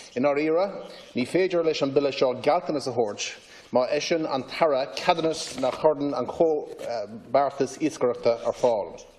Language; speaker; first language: Irish; non-native, local second language; English